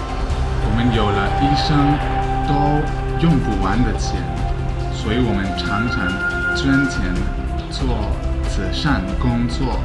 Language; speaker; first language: Chinese; non-native, learner; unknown